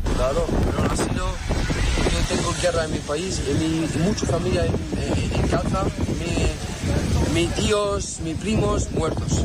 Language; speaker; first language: Spanish; non-native, learner; Arabic